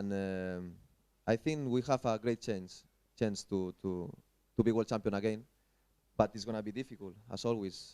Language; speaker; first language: English; non-native, fluent; Spanish